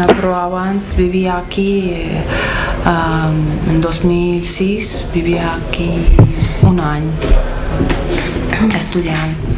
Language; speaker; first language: Catalan; non-native, learner; Russian